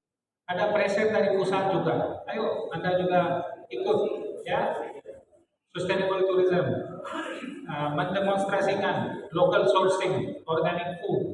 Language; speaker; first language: Indonesian; non-native, fluent; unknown